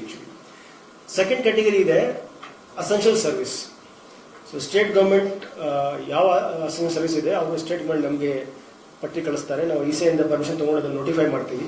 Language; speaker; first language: Kannada; non-native, fluent; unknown